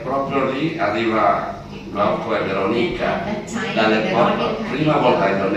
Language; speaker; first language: Italian; non-native, learner; Indonesian